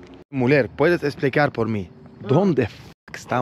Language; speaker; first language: Spanish; non-native, learner; Swedish